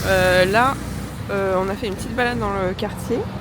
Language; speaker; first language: French; native; French